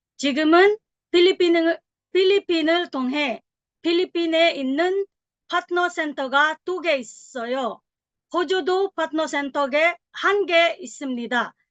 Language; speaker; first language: Korean; non-native, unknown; Filipino